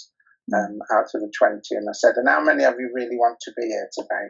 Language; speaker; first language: English; native; English